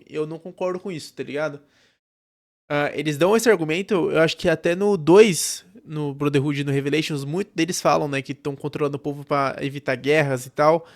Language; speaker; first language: Portuguese; native; Portuguese